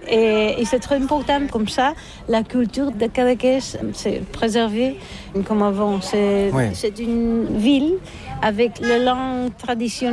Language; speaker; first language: French; non-native, learner; Catalan